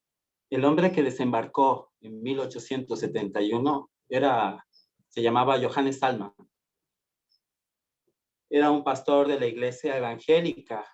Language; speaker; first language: Spanish; native; Spanish